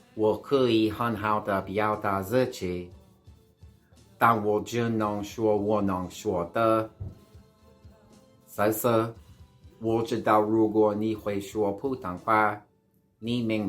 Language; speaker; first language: Chinese; non-native, learner; English